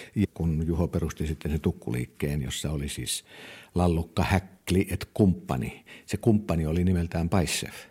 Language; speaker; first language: Finnish; native; Finnish